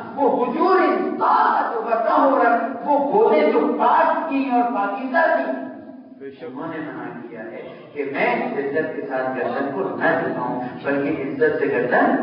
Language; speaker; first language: Urdu; non-native, local second language; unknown